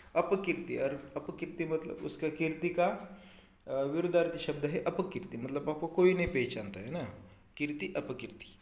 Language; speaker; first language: Hindi; non-native, local second language; Marathi